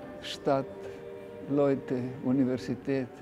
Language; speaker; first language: German; non-native, fluent; Estonian